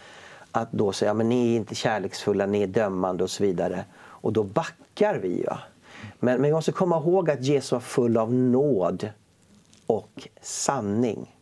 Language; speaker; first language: Swedish; native; Swedish